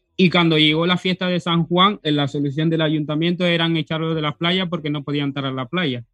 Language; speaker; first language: Spanish; early bilingual, other home language; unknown